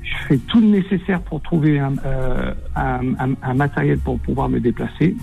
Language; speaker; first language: French; native; French